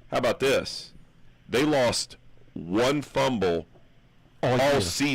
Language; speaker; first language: English; native; English